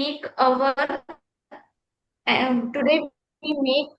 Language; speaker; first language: English; non-native, learner; Hindi